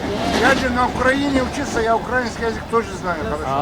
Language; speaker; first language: Russian; non-native, local second language; Kara-Kalpak